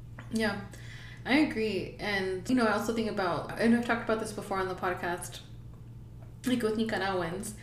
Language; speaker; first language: English; early bilingual, other home language; Spanish